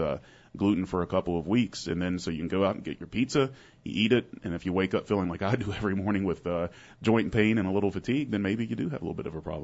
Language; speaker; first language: English; native; English